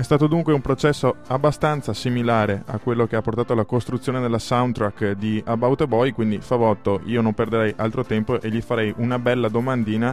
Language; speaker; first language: Italian; native; Italian